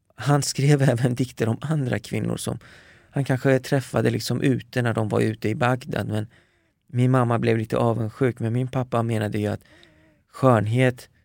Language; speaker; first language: Swedish; early bilingual, other home language; Persian